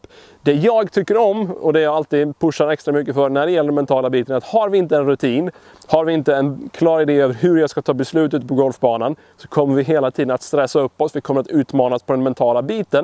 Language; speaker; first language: Swedish; native; Swedish